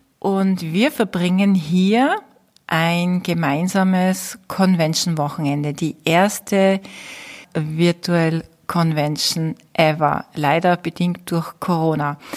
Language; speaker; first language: German; native; German